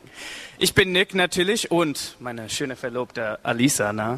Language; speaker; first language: German; non-native, learner; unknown